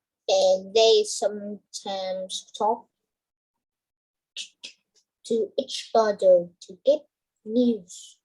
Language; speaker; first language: English; non-native, learner; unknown